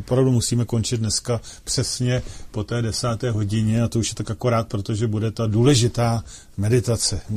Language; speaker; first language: Czech; native; Czech